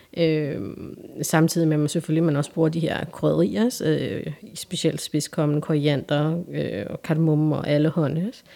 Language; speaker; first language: Danish; early bilingual, other home language; Turkish